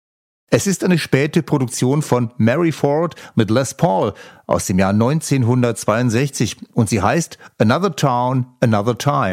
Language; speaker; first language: German; native; German